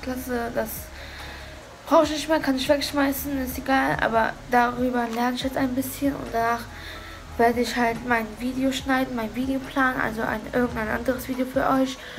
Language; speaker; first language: German; early bilingual, other home language; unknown